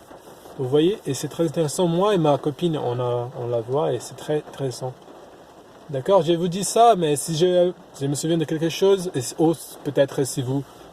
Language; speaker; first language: French; non-native, fluent; Portuguese